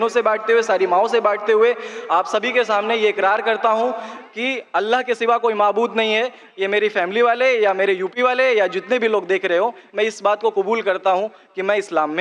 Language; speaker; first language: Hindi; native; Hindi